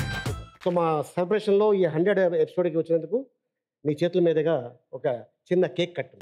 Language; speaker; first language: Telugu; native; Telugu